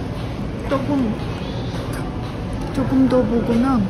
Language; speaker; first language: Korean; non-native, learner; Ukrainian